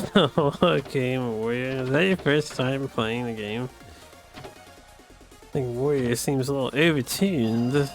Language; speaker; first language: English; native; English